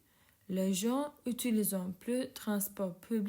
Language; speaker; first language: French; non-native, learner; Turkish